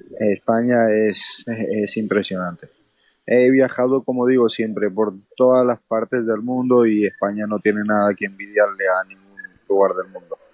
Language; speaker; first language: Spanish; non-native, fluent; Georgian